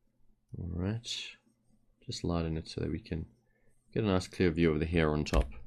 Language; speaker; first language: English; native; English